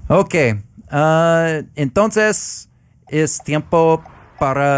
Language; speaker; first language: Spanish; non-native, learner; English